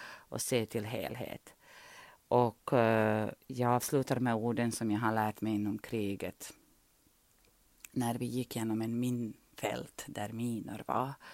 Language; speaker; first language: Swedish; non-native, fluent; Bosnian